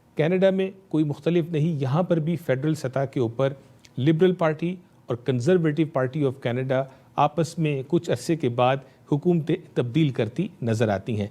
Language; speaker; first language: Urdu; native; Urdu